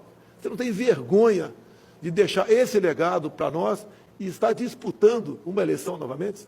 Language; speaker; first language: Portuguese; native; Portuguese